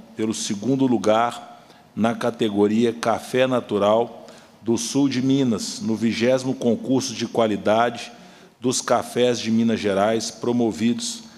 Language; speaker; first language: Portuguese; native; Portuguese